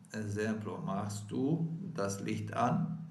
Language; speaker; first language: German; non-native, fluent; Portuguese